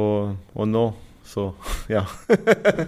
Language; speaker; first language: Norwegian; non-native, fluent; Arabic